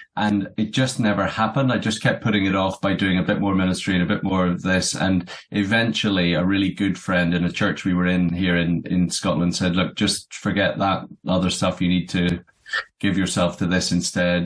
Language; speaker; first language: English; native; English